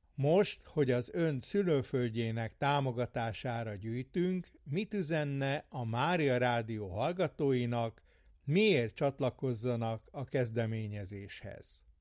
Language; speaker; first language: Hungarian; native; Hungarian